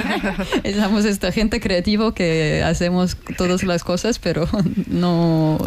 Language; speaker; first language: Spanish; non-native, learner; Russian